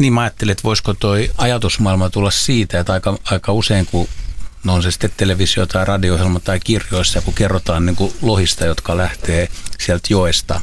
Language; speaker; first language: Finnish; native; Finnish